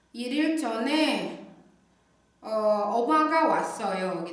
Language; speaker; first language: Korean; non-native, fluent; Indonesian